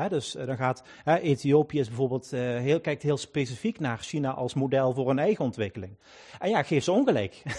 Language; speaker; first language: Dutch; native; Dutch